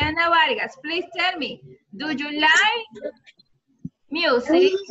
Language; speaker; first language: English; non-native, learner; Spanish